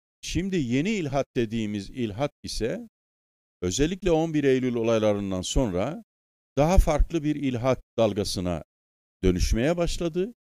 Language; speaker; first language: Turkish; native; Turkish